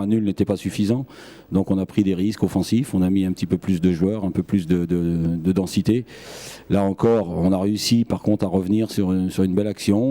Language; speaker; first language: French; native; French